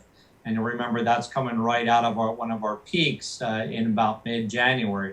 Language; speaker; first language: English; native; English